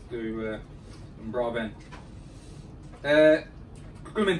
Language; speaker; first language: Swedish; non-native, fluent; English